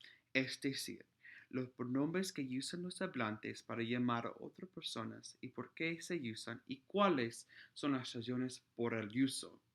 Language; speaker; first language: Spanish; non-native, fluent; English